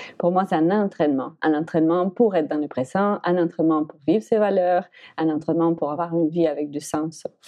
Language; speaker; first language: French; non-native, fluent; Spanish